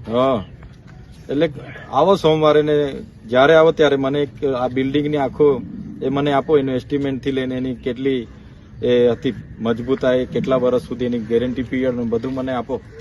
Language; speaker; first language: Gujarati; non-native, local second language; Vasavi